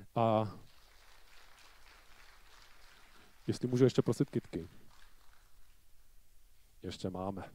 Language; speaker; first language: Czech; non-native, fluent; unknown